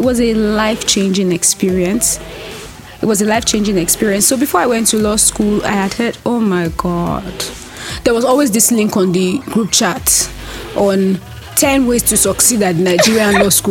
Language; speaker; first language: English; non-native, local second language; Yoruba